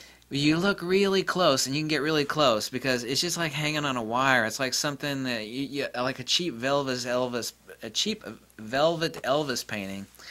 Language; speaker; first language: English; native; English